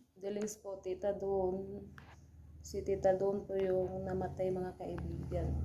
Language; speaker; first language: Filipino; non-native, local second language; Cebuano